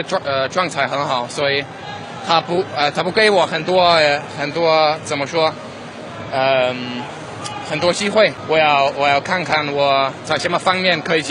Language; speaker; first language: Chinese; non-native, fluent; Danish